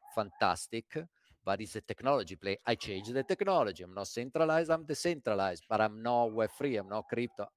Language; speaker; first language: English; non-native, fluent; Italian